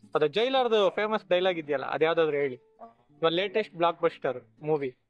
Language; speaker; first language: Kannada; native; Kannada